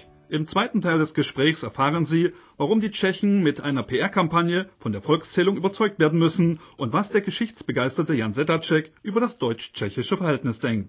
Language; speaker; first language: German; native; German